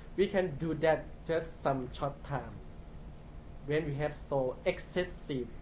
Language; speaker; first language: English; non-native, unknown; Thai